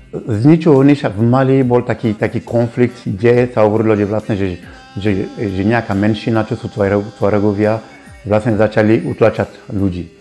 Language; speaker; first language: Slovak; non-native, fluent; Bambara